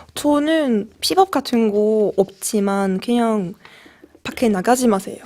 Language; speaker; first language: Korean; non-native, fluent; French